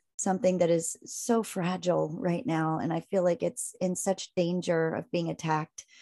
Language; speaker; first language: English; native; English